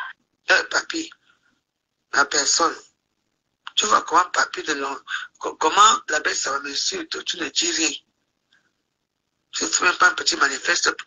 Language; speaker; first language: French; native; French